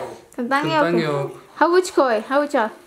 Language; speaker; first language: Turkish; non-native, learner; Indonesian